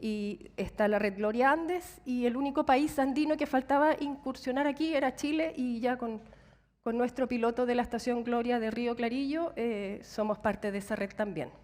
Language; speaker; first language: Spanish; native; Spanish